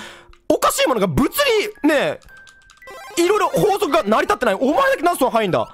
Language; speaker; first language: Japanese; native; Japanese